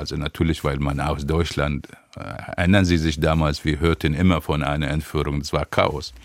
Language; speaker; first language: German; non-native, fluent; Arabic